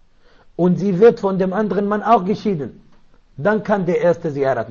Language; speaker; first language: German; non-native, learner; Arabic